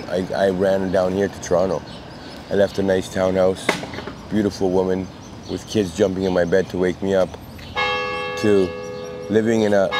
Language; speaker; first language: English; native; English